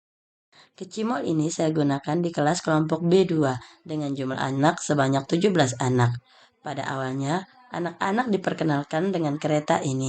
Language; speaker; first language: Indonesian; native; Indonesian